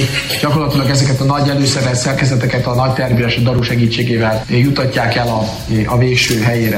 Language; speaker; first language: Hungarian; native; Hungarian